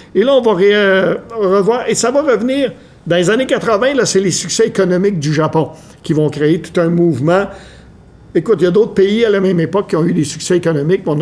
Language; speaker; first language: French; native; French